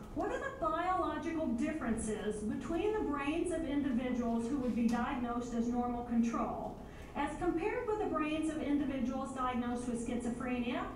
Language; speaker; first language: English; native; English